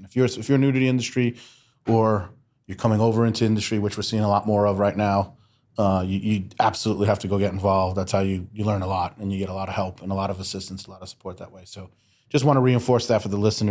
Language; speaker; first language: English; native; English